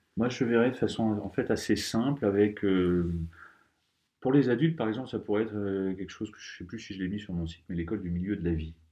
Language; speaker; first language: French; native; French